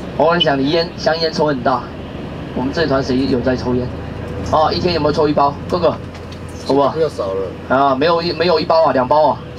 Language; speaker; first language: Chinese; non-native, fluent; Vietnamese